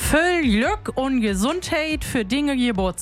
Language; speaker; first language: German; native; German